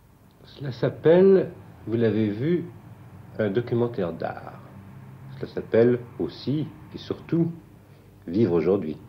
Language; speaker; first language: French; native; French